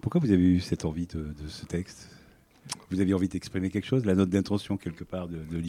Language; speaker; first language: French; native; French